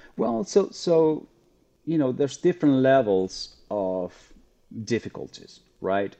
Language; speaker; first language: English; non-native, fluent; Spanish